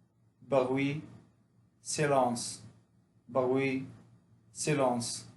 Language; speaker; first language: French; non-native, fluent; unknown